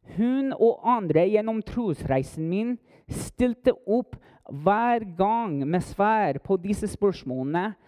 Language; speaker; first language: Norwegian; non-native, fluent; English